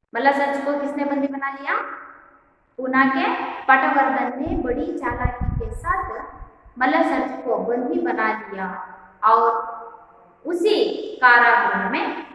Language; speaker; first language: Hindi; non-native, local second language; Kannada